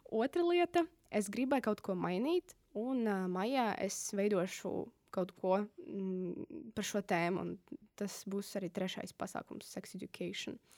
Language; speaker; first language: Latvian; non-native, local second language; Russian